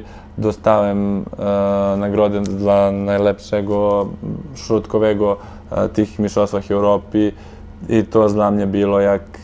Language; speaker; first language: Polish; non-native, fluent; Serbian